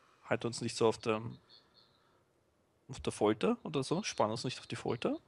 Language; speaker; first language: German; native; German